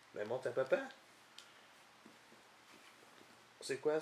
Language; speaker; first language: French; native; French